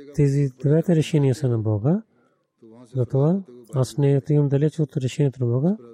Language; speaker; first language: Bulgarian; non-native, learner; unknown